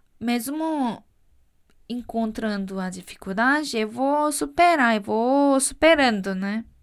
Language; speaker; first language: Portuguese; non-native, fluent; Korean